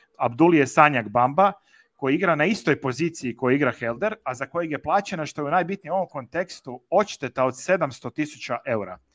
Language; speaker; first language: Croatian; native; Croatian